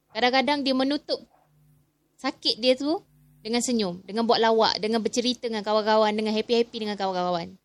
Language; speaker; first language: Malay; native; Malay